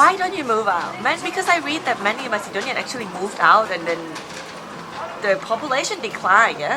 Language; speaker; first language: English; non-native, fluent; Thai